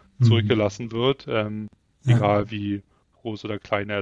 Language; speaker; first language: German; native; German